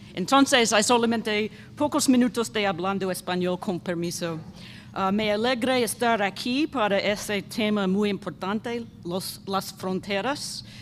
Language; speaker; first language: Spanish; non-native, learner; English